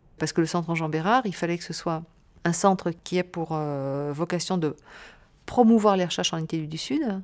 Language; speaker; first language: French; native; French